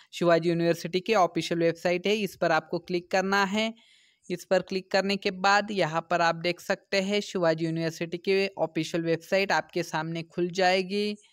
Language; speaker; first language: Hindi; non-native, local second language; Marathi